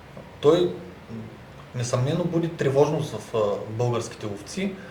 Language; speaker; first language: Bulgarian; native; Bulgarian